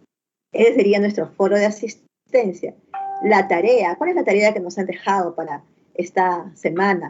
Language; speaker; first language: Spanish; native; Spanish